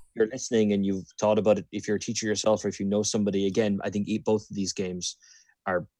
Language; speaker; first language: English; native; English